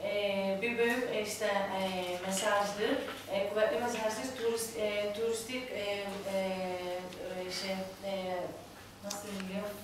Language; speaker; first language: Turkish; non-native, learner; Greek